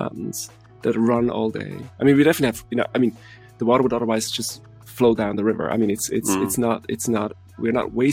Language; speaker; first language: English; non-native, fluent; Swiss German